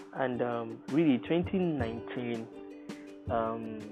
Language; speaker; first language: English; non-native, local second language; Yoruba